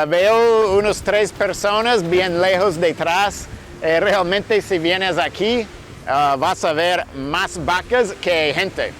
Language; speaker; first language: Spanish; non-native, fluent; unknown